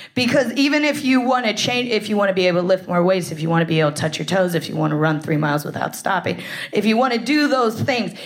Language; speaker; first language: English; native; English